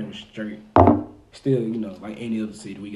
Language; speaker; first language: English; native; English